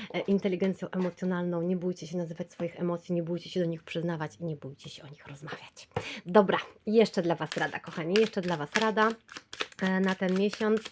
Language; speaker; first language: Polish; native; Polish